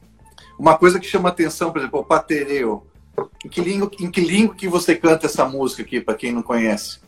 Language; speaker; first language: Portuguese; native; Portuguese